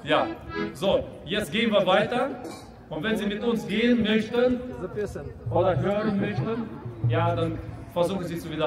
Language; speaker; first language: German; non-native, fluent; Russian